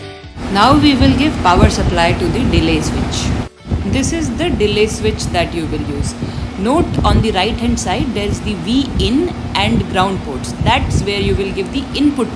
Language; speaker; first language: English; non-native, local second language; Hindi